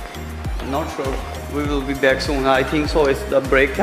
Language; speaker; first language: English; non-native, fluent; Urdu